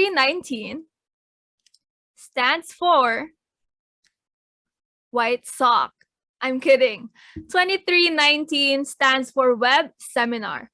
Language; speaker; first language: English; non-native, local second language; Filipino